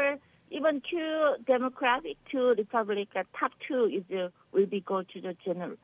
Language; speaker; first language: English; non-native, learner; Korean